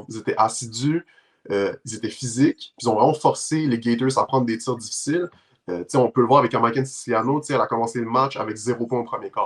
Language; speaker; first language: French; native; French